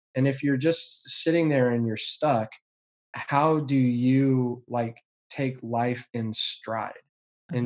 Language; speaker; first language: English; native; English